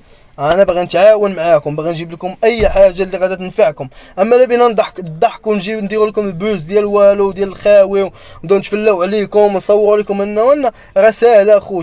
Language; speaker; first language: Arabic; native; Arabic